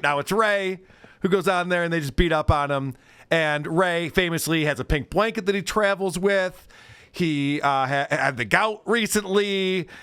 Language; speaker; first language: English; native; English